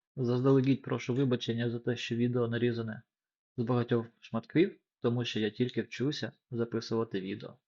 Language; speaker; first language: Ukrainian; non-native, local second language; Russian